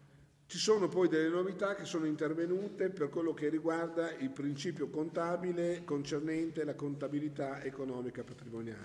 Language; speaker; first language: Italian; native; Italian